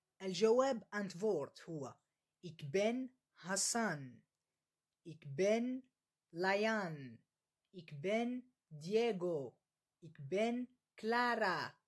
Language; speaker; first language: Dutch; non-native, learner; Arabic